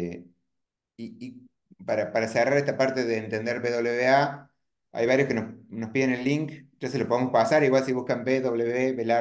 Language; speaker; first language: Spanish; native; Spanish